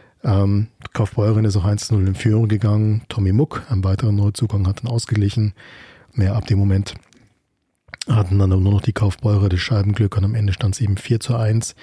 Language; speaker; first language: German; native; German